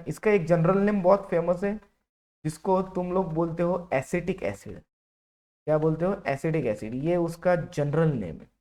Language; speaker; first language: Hindi; non-native, local second language; Marathi